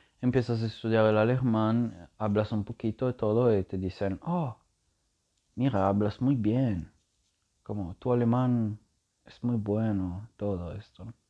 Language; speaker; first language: Spanish; non-native, learner; Italian